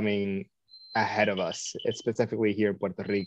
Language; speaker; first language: English; non-native, fluent; Spanish